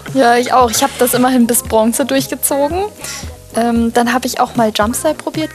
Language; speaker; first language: German; native; German